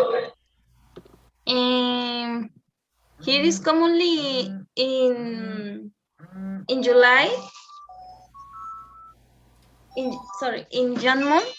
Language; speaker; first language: English; non-native, learner; Spanish